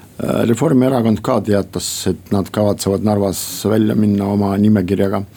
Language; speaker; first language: Estonian; non-native, local second language; Russian